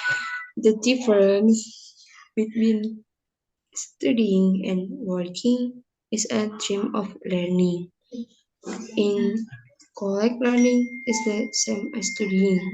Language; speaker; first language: English; non-native, learner; Indonesian